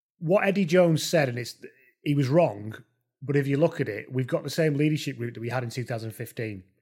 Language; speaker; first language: English; native; English